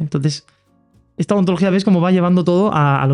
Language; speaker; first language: Spanish; native; Spanish